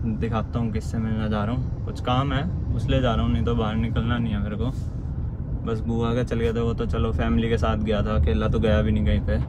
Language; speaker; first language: Hindi; native; Hindi